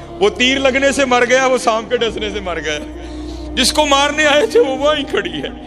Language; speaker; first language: Urdu; non-native, local second language; Punjabi